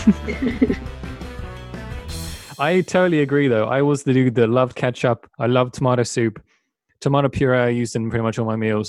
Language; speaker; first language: English; native; English